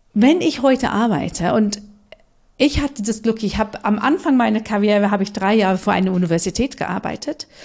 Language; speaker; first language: German; non-native, fluent; English